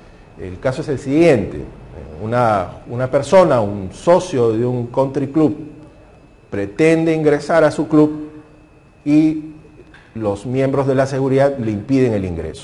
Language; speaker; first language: Spanish; native; Spanish